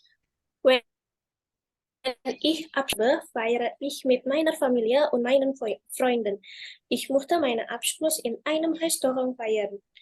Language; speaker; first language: German; non-native, learner; Indonesian